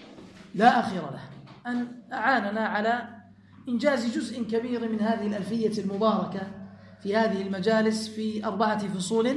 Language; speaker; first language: Arabic; native; Arabic